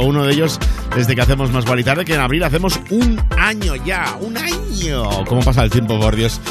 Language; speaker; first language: Spanish; native; Spanish